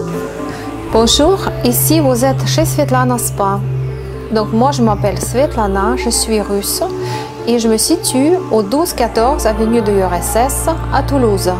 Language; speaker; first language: French; non-native, fluent; Russian